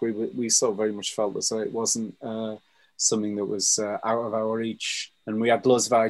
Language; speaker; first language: English; native; English